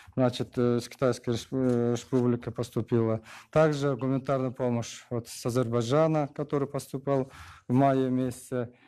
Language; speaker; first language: Russian; non-native, local second language; Kyrgyz